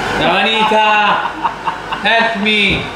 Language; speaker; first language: English; non-native, learner; Italian